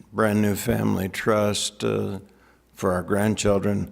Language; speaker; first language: English; native; English